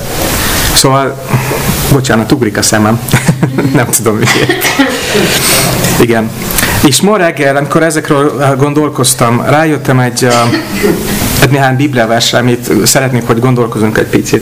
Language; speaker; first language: Hungarian; non-native, fluent; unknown